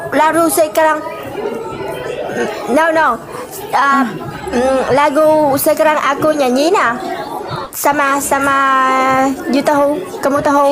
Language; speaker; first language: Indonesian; non-native, learner; Vietnamese